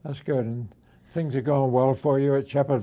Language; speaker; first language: English; native; English